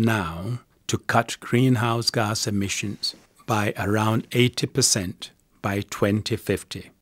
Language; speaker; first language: English; non-native, local second language; Akan